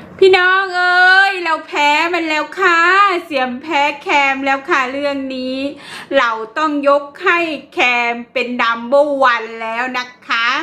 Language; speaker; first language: Thai; native; Thai